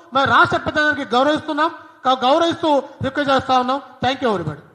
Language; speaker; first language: Telugu; non-native, local second language; Lambadi